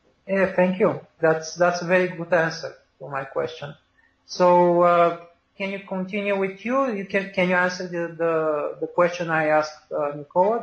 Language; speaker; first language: English; non-native, fluent; Bulgarian